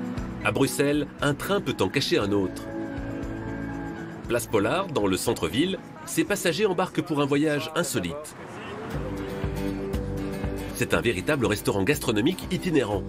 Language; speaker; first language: French; native; French